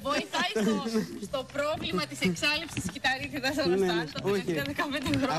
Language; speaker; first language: Greek; native; Greek